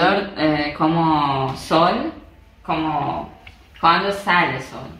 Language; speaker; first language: Spanish; non-native, learner; Persian